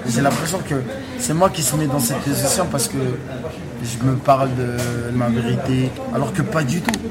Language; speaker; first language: French; non-native, local second language; Arabic